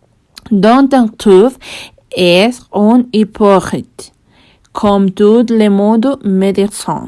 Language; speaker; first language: French; non-native, learner; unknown